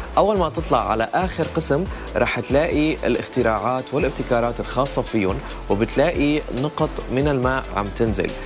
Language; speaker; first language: Arabic; native; Arabic